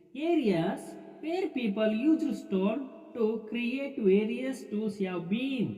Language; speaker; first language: English; non-native, local second language; Kannada